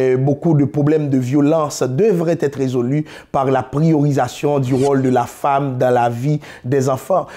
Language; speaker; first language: French; non-native, local second language; Haitian Creole